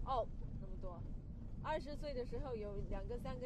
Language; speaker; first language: Chinese; non-native, learner; English